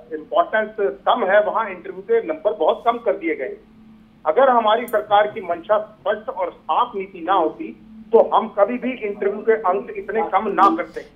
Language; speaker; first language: Hindi; native; Hindi